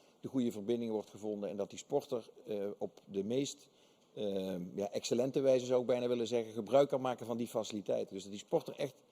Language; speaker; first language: Dutch; native; Dutch